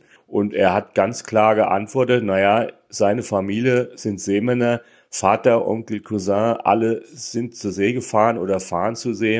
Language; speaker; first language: German; native; German